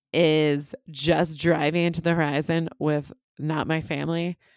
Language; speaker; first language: English; native; English